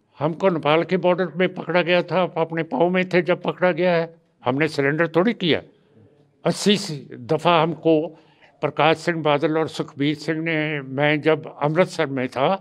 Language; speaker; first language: Hindi; non-native, local second language; Punjabi